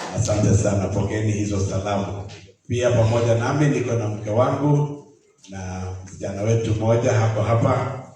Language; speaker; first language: Swahili; non-native, local second language; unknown